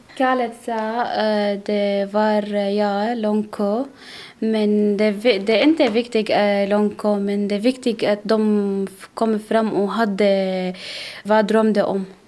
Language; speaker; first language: Swedish; non-native, learner; Arabic